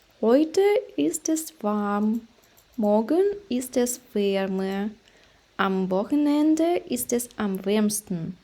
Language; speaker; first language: German; non-native, fluent; Ukrainian